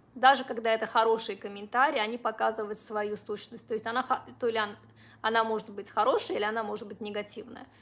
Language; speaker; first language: Russian; non-native, local second language; Uzbek